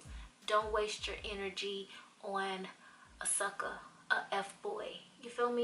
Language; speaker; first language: English; native; English